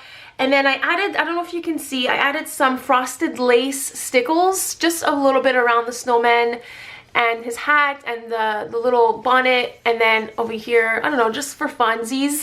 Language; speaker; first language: English; native; English